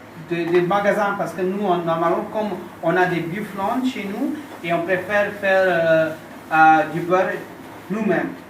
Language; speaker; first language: French; non-native, fluent; Hindi